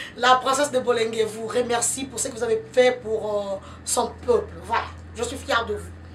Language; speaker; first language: French; non-native, local second language; Lingala